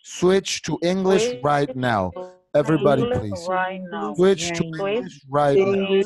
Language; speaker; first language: English; non-native, fluent; Spanish